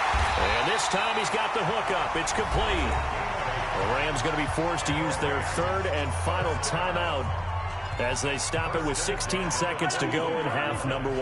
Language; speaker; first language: English; native; English